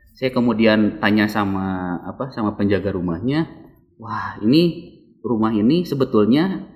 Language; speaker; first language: Indonesian; native; Indonesian